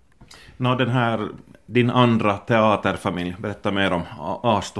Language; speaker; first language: Swedish; native; Swedish